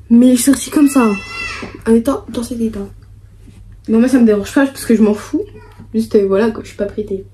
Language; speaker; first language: French; native; French